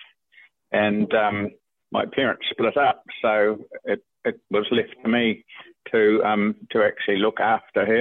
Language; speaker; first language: English; native; English